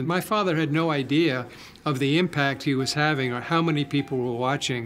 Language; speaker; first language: English; native; English